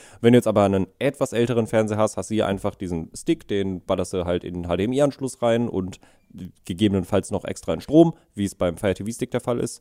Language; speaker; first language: German; native; German